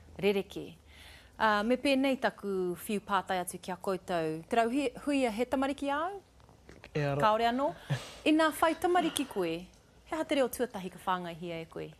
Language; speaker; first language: Māori; non-native, local second language; English